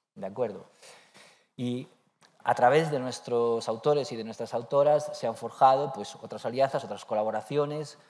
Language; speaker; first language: Spanish; native; Spanish